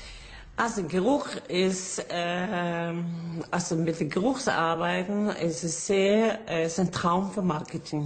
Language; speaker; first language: German; non-native, fluent; Norwegian